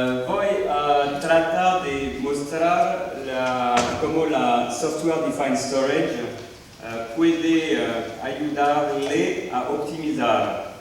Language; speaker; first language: Spanish; non-native, learner; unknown